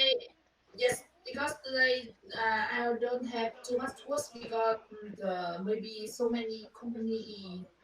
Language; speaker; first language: English; non-native, learner; Vietnamese